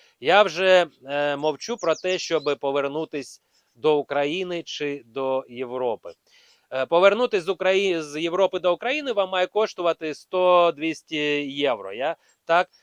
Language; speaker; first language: Ukrainian; non-native, local second language; Russian